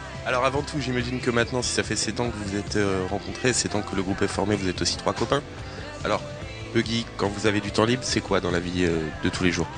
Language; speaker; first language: French; native; French